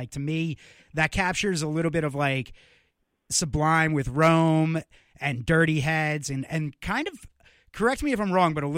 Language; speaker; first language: English; native; English